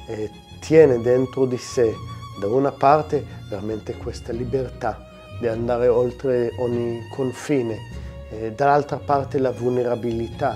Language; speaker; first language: Italian; non-native, fluent; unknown